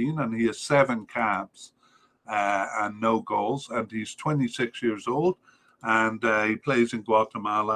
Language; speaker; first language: English; native; English